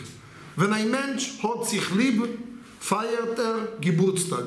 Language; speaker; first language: German; non-native, learner; Hebrew